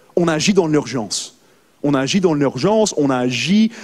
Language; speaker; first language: French; non-native, fluent; English